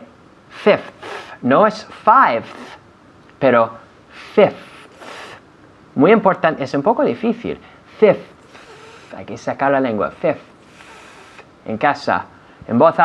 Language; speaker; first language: Spanish; non-native, fluent; English